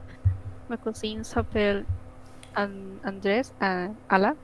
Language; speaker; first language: French; non-native, learner; Spanish